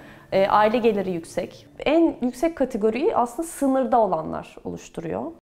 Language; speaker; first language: Turkish; native; Turkish